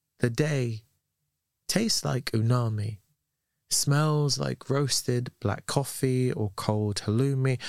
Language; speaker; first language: English; native; English